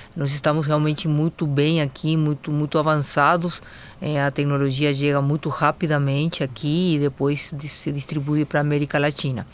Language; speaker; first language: Portuguese; non-native, fluent; Spanish